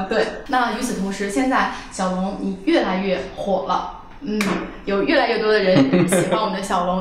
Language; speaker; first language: Chinese; native; Chinese